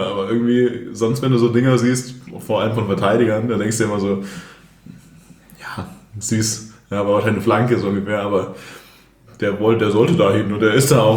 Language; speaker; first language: German; native; German